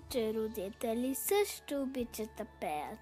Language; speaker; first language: Bulgarian; early bilingual, heritage; Bulgarian